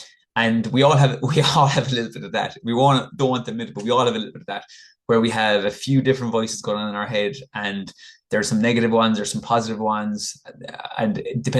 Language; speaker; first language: English; native; English